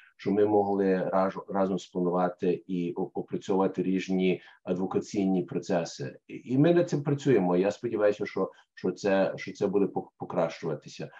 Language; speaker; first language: Ukrainian; early bilingual, heritage; Ukrainian